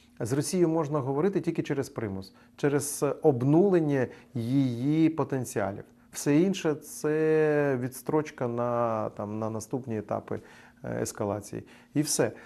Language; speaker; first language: Ukrainian; native; Ukrainian